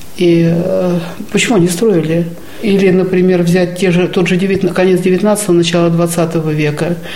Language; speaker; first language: Russian; native; Russian